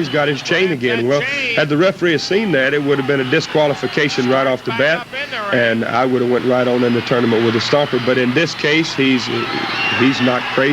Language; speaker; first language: English; native; English